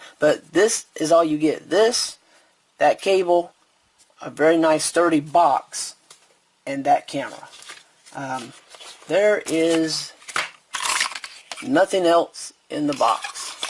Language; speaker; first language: English; native; English